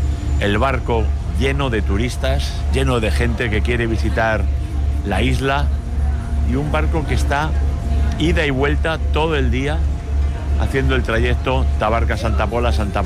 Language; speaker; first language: Spanish; native; Spanish